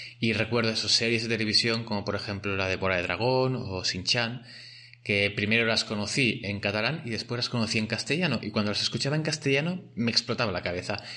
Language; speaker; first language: Spanish; native; Spanish